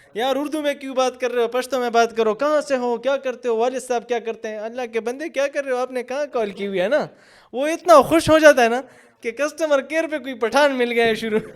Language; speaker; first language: Urdu; non-native, local second language; Pashto